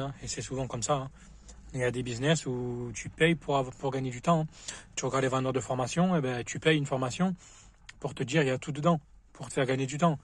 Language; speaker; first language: French; native; French